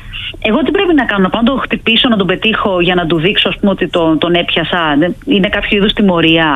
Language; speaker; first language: Greek; native; Greek